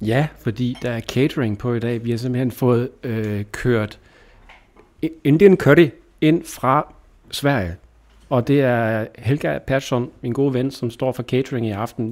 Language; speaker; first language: Danish; native; Danish